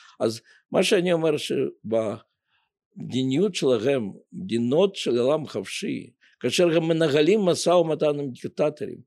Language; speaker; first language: Hebrew; non-native, fluent; Russian